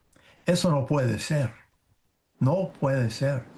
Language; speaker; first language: Spanish; non-native, fluent; English